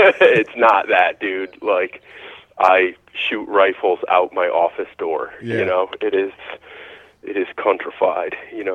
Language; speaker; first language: English; native; English